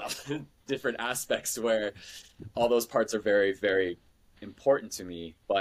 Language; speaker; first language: English; native; English